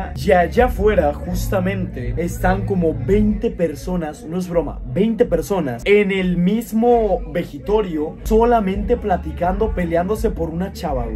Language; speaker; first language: Spanish; native; Spanish